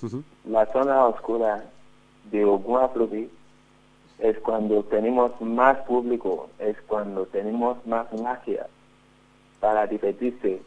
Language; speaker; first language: Spanish; non-native, learner; Yoruba